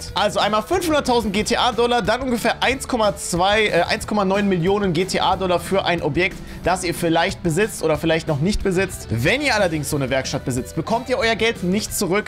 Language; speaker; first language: German; native; German